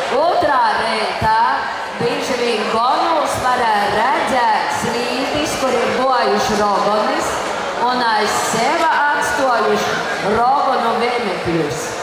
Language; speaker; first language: Latvian; native; Latvian